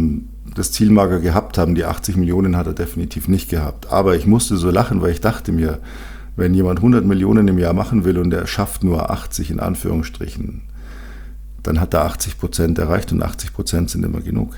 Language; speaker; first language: German; native; German